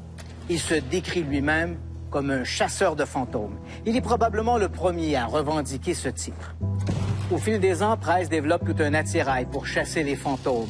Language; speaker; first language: French; native; French